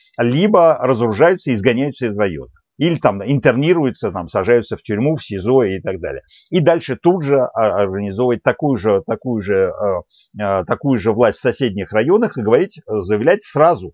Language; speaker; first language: Russian; native; Russian